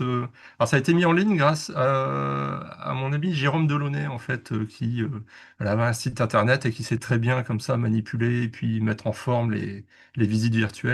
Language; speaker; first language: French; native; French